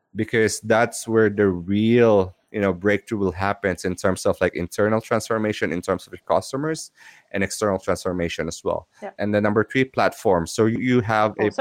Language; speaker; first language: English; non-native, local second language; Filipino